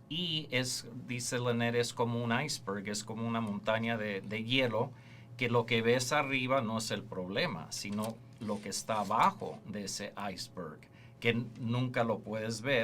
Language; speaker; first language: Spanish; early bilingual, heritage; Spanish